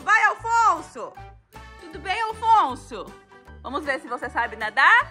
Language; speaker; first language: Portuguese; native; Portuguese